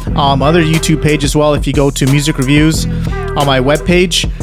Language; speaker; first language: English; native; English